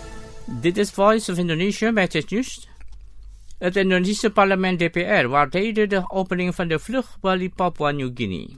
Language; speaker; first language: Dutch; non-native, fluent; Indonesian